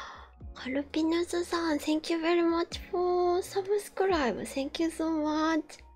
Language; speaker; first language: English; non-native, learner; Japanese